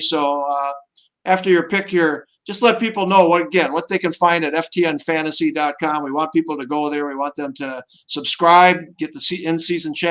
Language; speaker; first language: English; native; English